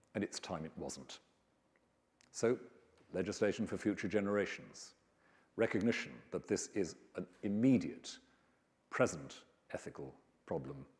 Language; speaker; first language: English; native; English